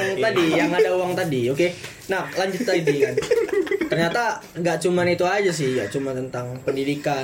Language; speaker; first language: Indonesian; native; Indonesian